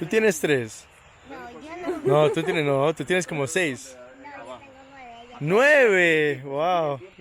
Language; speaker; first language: Spanish; early bilingual, heritage; English